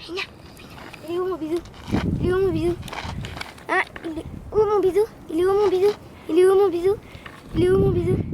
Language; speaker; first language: French; early bilingual, heritage; French